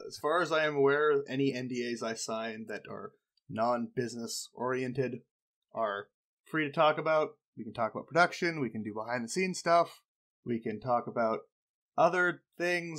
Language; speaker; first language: English; native; English